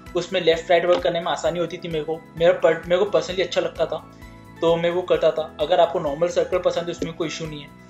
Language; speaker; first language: Hindi; native; Hindi